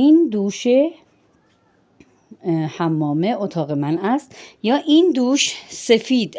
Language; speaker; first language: Persian; non-native, fluent; Urdu